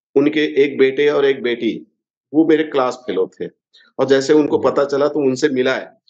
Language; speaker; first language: Hindi; native; Hindi